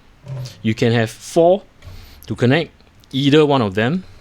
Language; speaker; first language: English; native; English